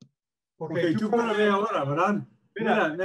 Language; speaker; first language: Spanish; non-native, learner; English